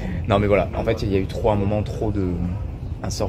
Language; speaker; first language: French; native; French